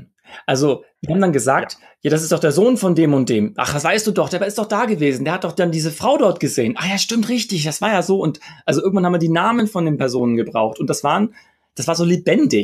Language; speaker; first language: German; native; German